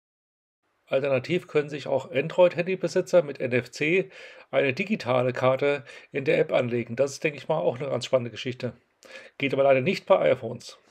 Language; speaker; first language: German; native; German